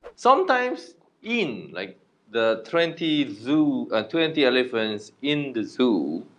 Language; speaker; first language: English; non-native, fluent; Korean